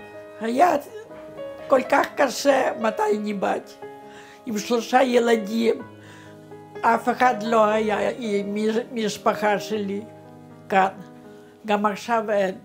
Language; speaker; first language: Hebrew; non-native, learner; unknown